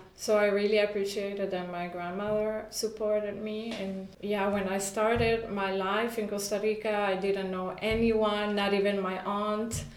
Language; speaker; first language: English; non-native, fluent; Spanish